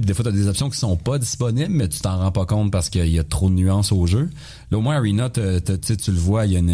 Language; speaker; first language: French; native; French